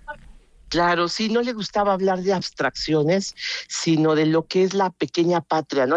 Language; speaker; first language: Spanish; native; Spanish